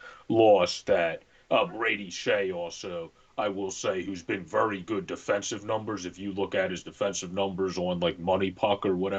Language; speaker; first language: English; native; English